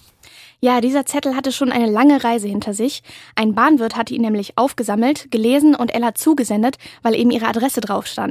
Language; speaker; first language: German; native; German